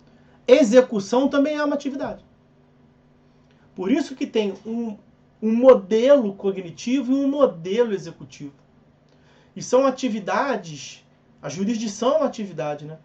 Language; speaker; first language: Portuguese; native; Portuguese